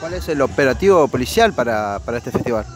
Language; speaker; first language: Spanish; native; Spanish